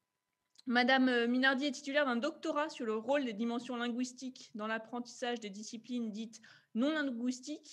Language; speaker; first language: French; native; French